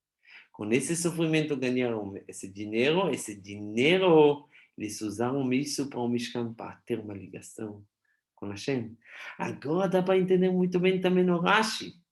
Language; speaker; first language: Portuguese; non-native, fluent; Hebrew